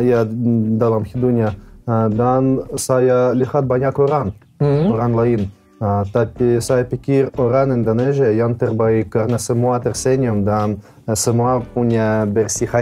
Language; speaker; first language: Indonesian; non-native, learner; Russian